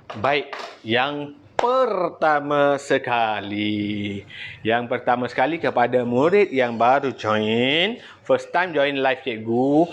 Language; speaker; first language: Malay; native; Malay